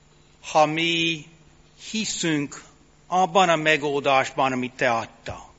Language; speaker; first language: Hungarian; non-native, fluent; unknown